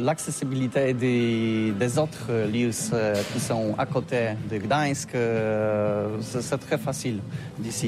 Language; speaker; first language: French; non-native, learner; Polish